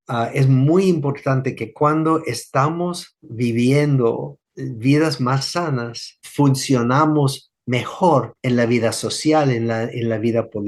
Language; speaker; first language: Spanish; non-native, fluent; English